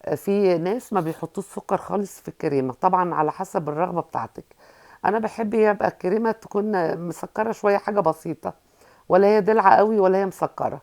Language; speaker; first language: Arabic; native; Arabic